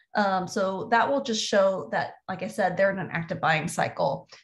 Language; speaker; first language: English; native; English